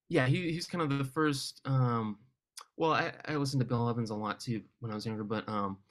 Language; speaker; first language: English; native; English